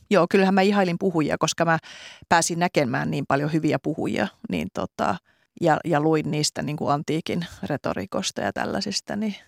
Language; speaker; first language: Finnish; native; Finnish